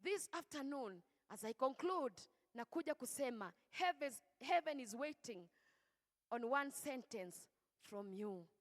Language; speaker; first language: English; non-native, local second language; Swahili